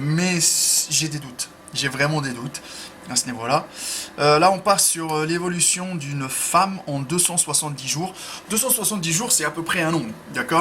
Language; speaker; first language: French; native; French